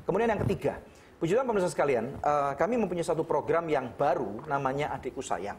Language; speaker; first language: Indonesian; native; Indonesian